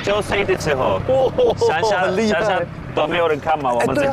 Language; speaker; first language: Chinese; non-native, fluent; Turkish